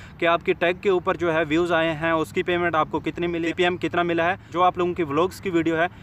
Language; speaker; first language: Urdu; native; Urdu